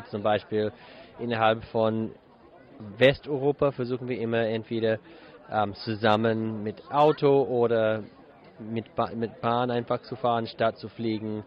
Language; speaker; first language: German; non-native, fluent; English